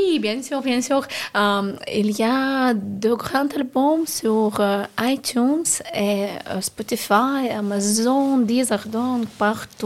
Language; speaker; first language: French; non-native, learner; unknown